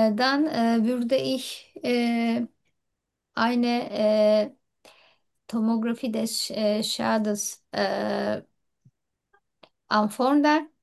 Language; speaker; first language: German; non-native, learner; Turkish